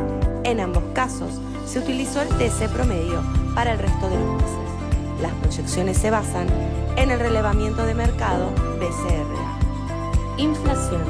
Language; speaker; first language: Spanish; native; Spanish